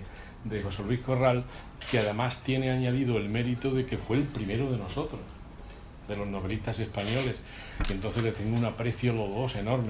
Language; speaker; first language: Spanish; native; Spanish